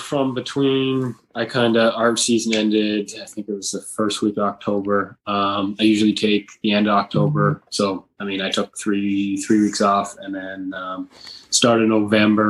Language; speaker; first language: English; native; English